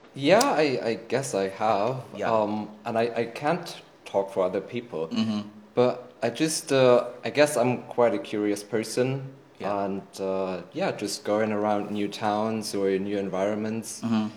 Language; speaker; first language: English; non-native, fluent; German